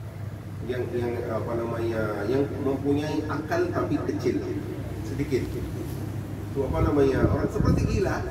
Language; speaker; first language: Indonesian; non-native, fluent; Urdu